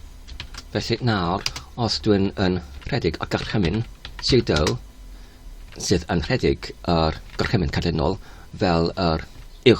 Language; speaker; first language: Welsh; non-native, learner; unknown